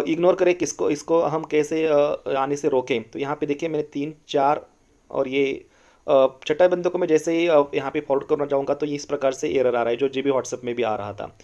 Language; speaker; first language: Hindi; non-native, local second language; Marathi